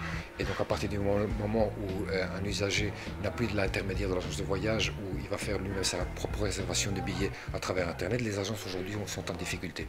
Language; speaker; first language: French; native; French